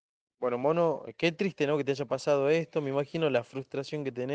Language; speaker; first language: Spanish; native; Spanish